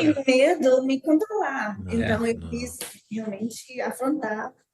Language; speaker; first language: Portuguese; non-native, learner; English